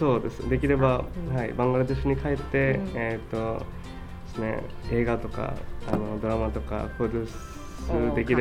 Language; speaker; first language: Japanese; non-native, fluent; Bangla